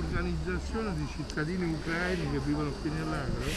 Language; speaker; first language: Italian; native; Italian